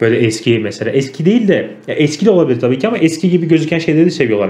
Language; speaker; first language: Turkish; native; Turkish